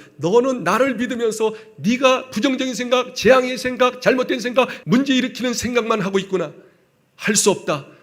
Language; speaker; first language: Korean; native; Korean